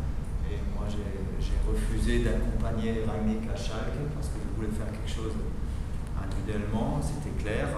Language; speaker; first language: French; non-native, fluent; German